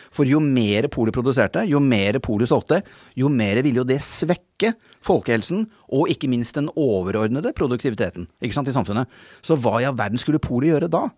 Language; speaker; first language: Norwegian; native; Norwegian